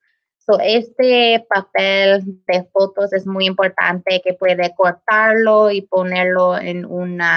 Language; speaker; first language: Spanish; non-native, learner; English